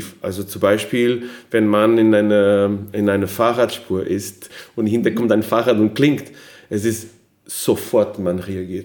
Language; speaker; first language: German; non-native, fluent; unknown